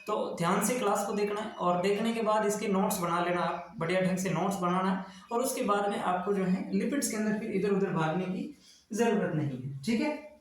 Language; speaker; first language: Hindi; native; Hindi